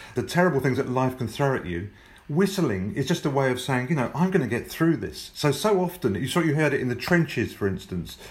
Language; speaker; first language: English; native; English